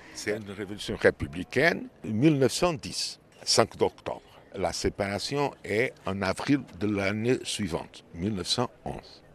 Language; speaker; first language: French; non-native, fluent; Portuguese